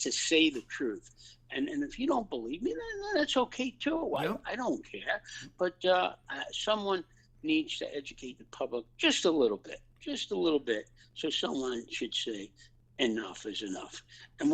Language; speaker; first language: English; native; English